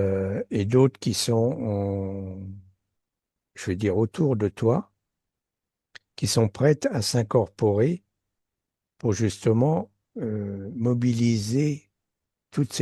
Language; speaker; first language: French; native; French